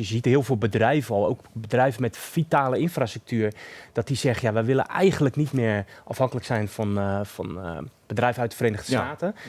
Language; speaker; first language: Dutch; native; Dutch